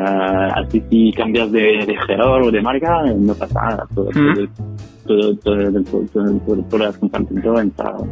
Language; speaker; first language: Spanish; non-native, fluent; French